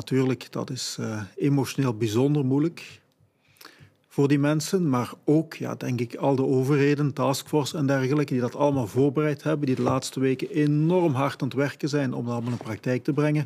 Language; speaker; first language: Dutch; native; Dutch